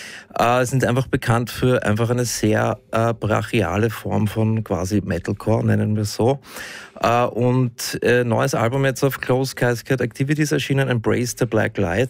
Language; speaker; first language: German; native; German